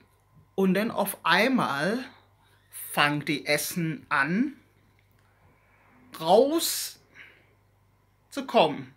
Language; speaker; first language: German; non-native, learner; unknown